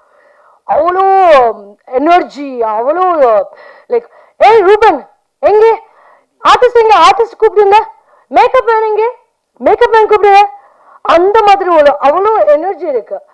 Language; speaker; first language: Tamil; non-native, fluent; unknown